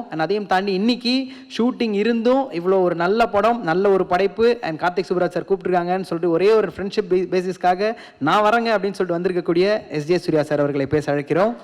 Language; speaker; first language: Tamil; native; Tamil